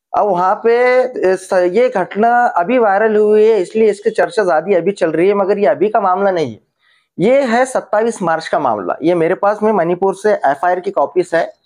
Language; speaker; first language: Hindi; native; Hindi